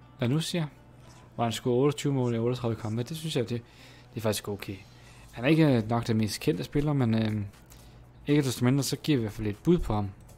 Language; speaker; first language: Danish; native; Danish